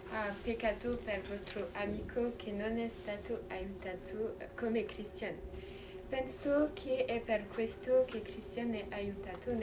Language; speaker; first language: Italian; non-native, learner; French